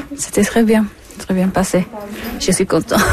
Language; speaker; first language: French; non-native, learner; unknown